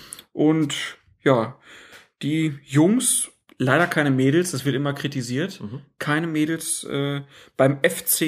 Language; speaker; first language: German; native; German